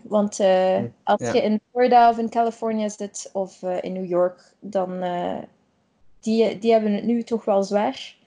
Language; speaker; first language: Dutch; native; Dutch